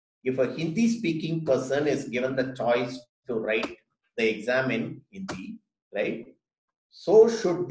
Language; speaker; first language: English; non-native, local second language; Tamil